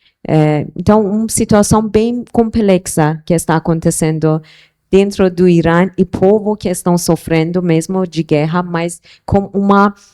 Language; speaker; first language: Portuguese; non-native, fluent; Persian